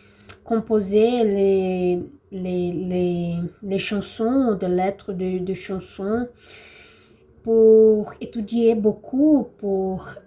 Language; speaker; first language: French; non-native, learner; Portuguese